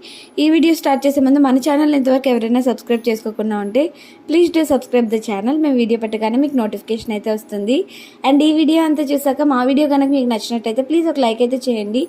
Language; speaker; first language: Telugu; native; Telugu